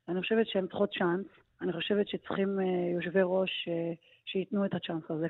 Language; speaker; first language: Hebrew; native; Hebrew